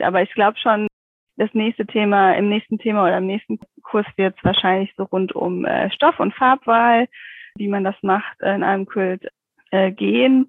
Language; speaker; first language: German; native; German